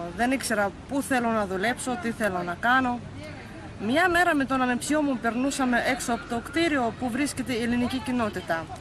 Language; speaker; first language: Greek; non-native, fluent; Russian